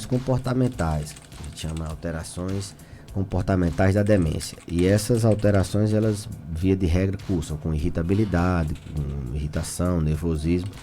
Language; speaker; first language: Portuguese; native; Portuguese